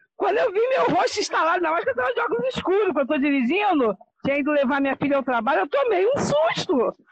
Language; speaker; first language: Portuguese; native; Portuguese